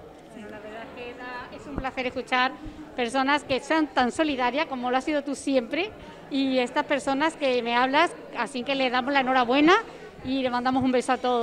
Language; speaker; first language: Spanish; native; Spanish